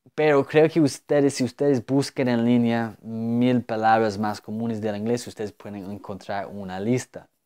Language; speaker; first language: Spanish; non-native, fluent; English